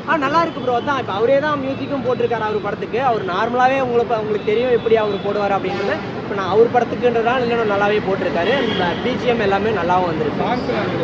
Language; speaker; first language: Tamil; native; Tamil